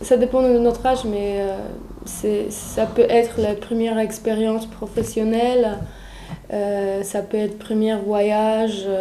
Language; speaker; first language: French; non-native, fluent; Polish